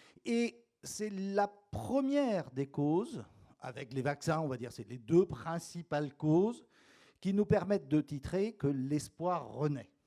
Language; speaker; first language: French; native; French